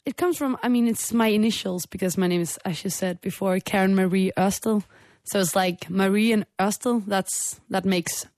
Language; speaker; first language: English; non-native, fluent; Danish